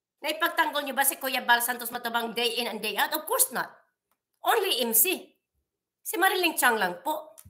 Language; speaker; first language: Filipino; non-native, local second language; Cebuano